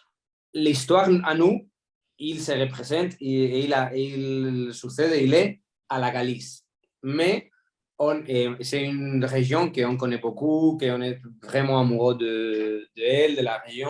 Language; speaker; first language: French; non-native, fluent; Spanish